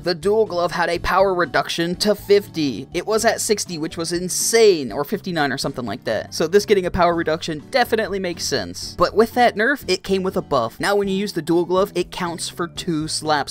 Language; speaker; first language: English; native; English